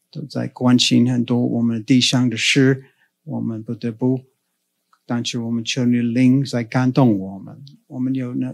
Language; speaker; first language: Chinese; non-native, fluent; English